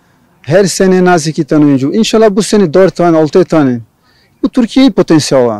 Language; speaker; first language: Turkish; non-native, learner; Portuguese